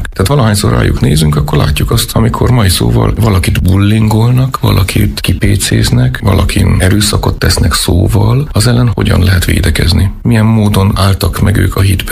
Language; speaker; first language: Hungarian; native; Hungarian